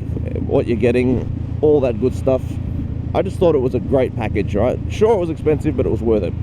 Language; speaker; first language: English; native; English